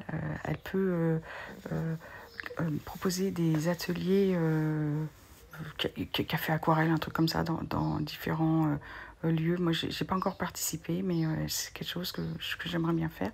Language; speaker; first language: French; native; French